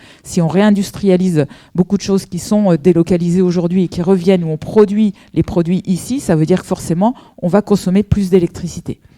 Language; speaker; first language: French; native; French